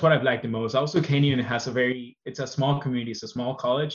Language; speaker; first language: English; non-native, fluent; Spanish